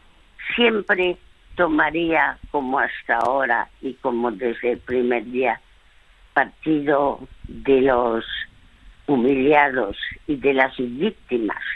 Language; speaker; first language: Spanish; early bilingual, other home language; French